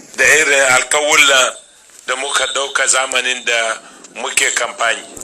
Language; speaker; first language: Hausa; native; Hausa